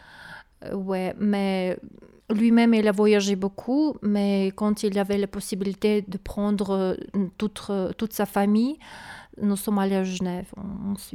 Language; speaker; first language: French; non-native, learner; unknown